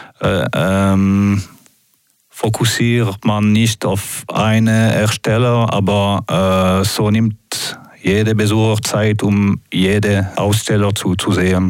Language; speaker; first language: German; non-native, local second language; French